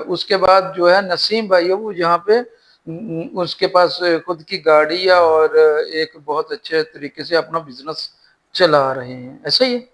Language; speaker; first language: Urdu; non-native, local second language; Punjabi